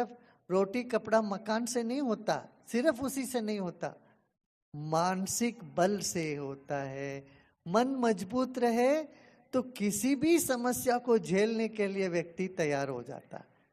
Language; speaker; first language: Hindi; non-native, local second language; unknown